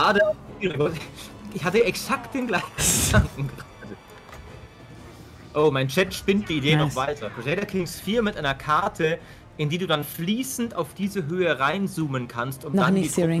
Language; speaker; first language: German; native; German